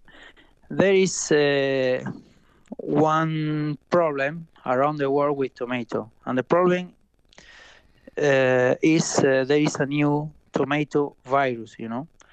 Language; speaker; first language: English; non-native, fluent; Spanish